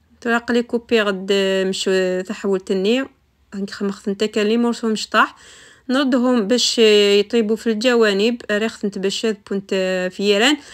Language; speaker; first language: Arabic; non-native, local second language; Kabyle